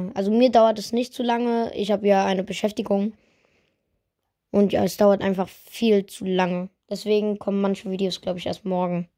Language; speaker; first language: German; native; German